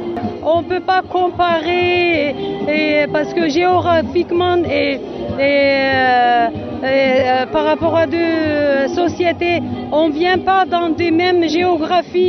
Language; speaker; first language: French; non-native, learner; Kurdish